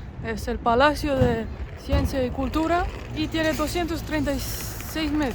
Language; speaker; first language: Spanish; non-native, fluent; Polish